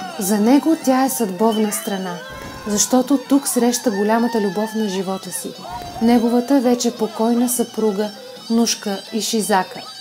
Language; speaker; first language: Bulgarian; native; Bulgarian